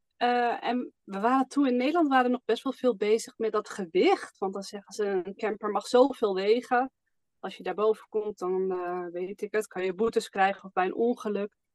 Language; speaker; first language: Dutch; native; Dutch